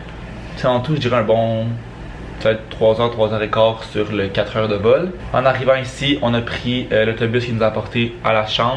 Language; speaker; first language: French; native; French